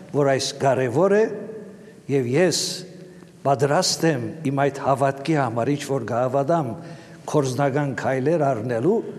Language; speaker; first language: Armenian; native; Armenian